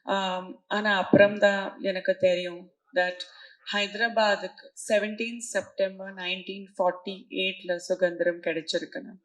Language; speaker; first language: Tamil; non-native, local second language; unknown